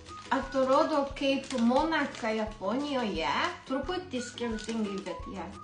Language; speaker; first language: Lithuanian; non-native, learner; Japanese